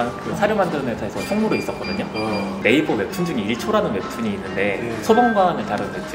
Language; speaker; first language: Korean; native; Korean